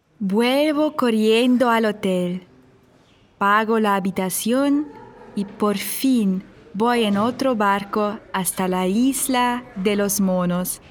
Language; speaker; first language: Spanish; non-native, fluent; German